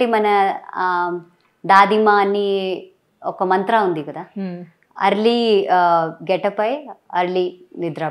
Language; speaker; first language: Telugu; non-native, local second language; Hindi